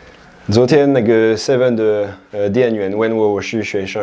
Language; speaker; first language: Chinese; non-native, fluent; French